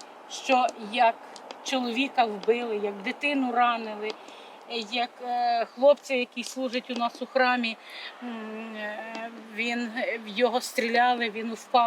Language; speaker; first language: Ukrainian; native; Ukrainian